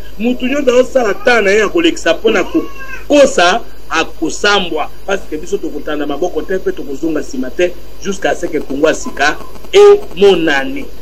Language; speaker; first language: Lingala; native; Lingala